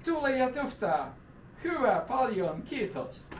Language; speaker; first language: Finnish; non-native, learner; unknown